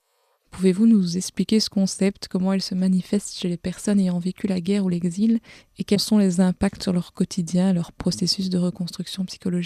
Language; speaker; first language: French; native; French